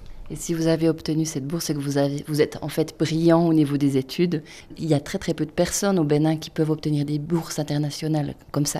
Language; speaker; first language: French; native; French